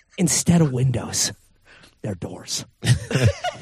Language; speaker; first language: English; native; English